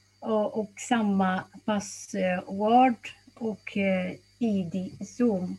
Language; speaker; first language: Swedish; non-native, fluent; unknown